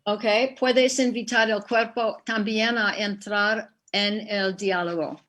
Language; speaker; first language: Spanish; non-native, fluent; English